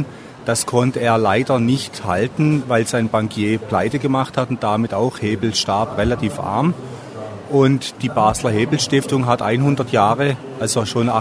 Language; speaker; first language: German; native; German